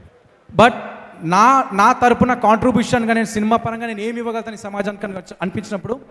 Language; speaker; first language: Telugu; native; Telugu